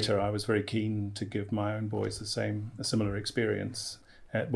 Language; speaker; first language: English; native; English